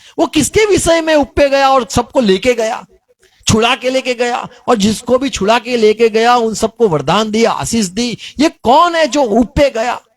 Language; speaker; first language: Hindi; non-native, local second language; Gujarati